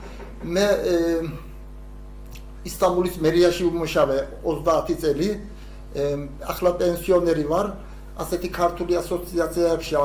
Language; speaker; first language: Georgian; early bilingual, heritage; Georgian